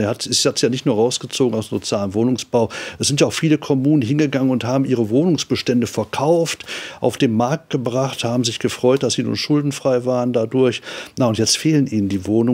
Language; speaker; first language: German; native; German